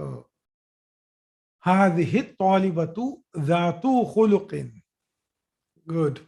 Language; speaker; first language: Arabic; non-native, fluent; Urdu